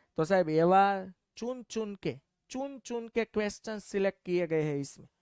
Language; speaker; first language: Hindi; non-native, local second language; Gujarati